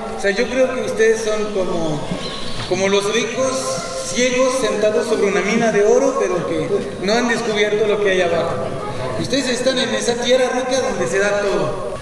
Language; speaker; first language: Spanish; non-native, fluent; French